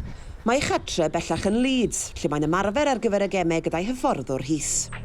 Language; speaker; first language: Welsh; native; Welsh